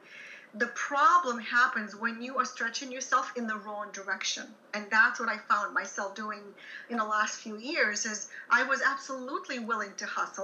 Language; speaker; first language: English; non-native, fluent; Ukrainian